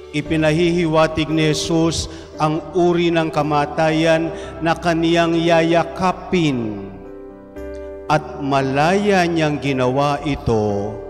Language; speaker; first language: Filipino; native; Filipino